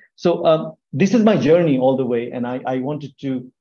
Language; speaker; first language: English; non-native, local second language; Bangla